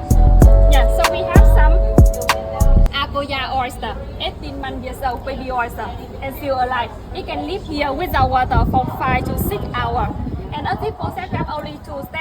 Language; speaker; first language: English; non-native, learner; Vietnamese